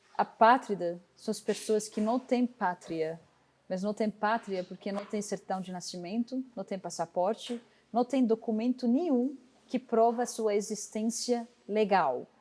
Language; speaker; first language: Portuguese; non-native, fluent; Arabic